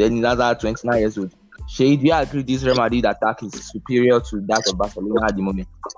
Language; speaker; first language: English; non-native, local second language; Yoruba